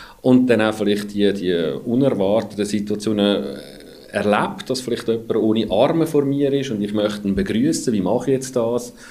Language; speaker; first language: German; native; German